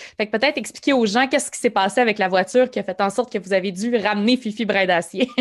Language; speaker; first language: French; native; French